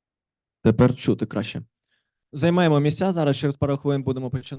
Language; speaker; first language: Ukrainian; native; Ukrainian